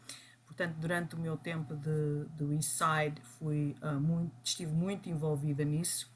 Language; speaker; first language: Portuguese; early bilingual, other home language; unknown